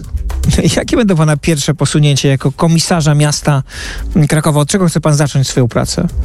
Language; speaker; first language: Polish; native; Polish